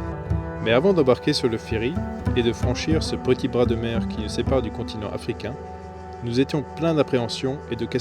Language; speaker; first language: French; native; French